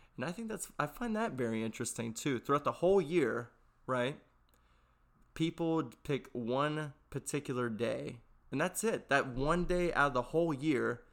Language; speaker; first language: English; native; English